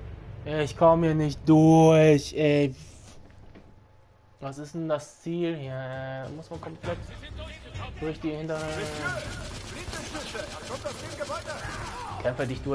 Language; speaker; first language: German; native; German